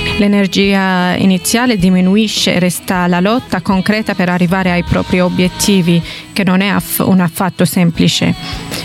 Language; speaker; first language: Italian; non-native, fluent; Arabic